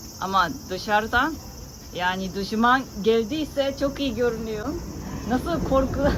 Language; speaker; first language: Turkish; non-native, fluent; Japanese